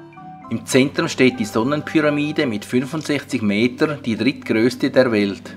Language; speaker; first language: German; native; German